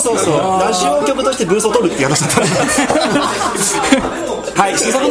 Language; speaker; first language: Japanese; native; Japanese